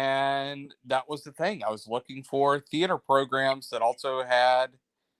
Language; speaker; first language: English; native; English